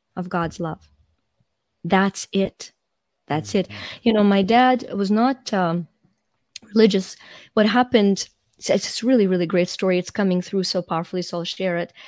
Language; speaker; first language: English; non-native, fluent; Ukrainian